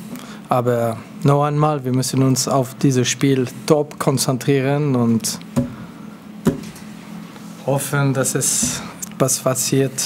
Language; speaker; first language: German; non-native, local second language; French